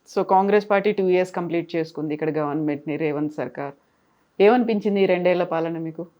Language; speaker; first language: Telugu; native; Telugu